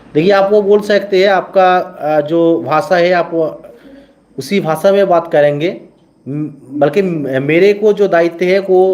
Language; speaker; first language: Hindi; non-native, local second language; Bangla